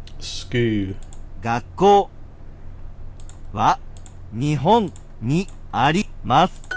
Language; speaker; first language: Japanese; non-native, learner; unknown